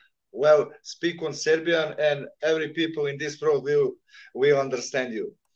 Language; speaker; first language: English; non-native, learner; Serbian